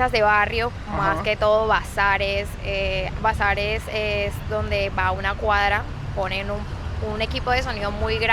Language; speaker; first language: Spanish; native; Spanish